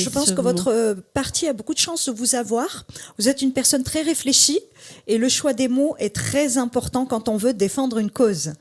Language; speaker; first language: French; native; French